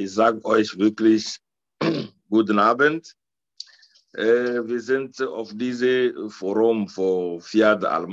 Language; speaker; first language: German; non-native, learner; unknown